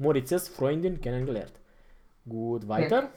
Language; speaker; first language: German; non-native, fluent; Romanian